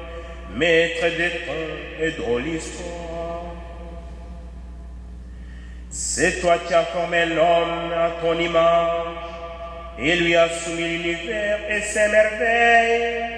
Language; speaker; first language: French; native; French